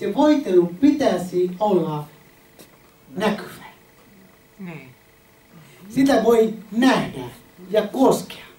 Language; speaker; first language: Finnish; non-native, fluent; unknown